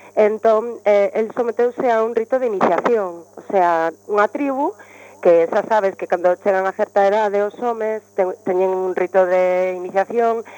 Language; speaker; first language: Galician; non-native, local second language; Spanish